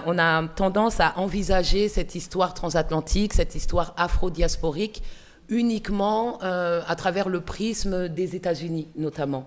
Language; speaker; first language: French; native; French